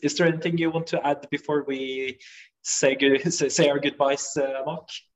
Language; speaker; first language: English; non-native, fluent; Norwegian